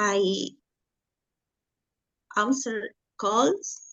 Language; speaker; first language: English; non-native, learner; Spanish